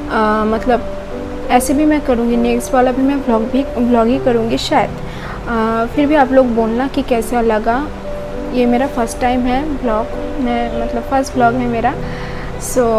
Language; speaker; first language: Hindi; non-native, local second language; Bangla